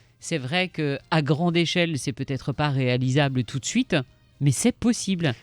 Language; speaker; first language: French; non-native, local second language; Arabic